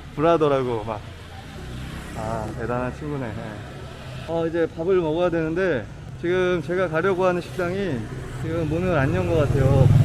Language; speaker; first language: Korean; native; Korean